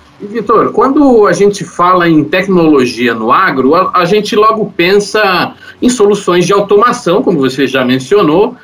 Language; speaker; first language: Portuguese; native; Portuguese